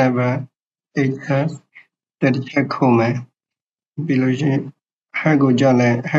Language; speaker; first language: Burmese; native; Burmese